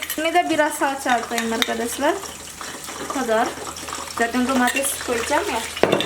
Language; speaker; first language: Turkish; non-native, learner; Indonesian